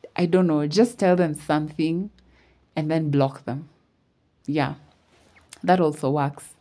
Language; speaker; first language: English; non-native, local second language; Swahili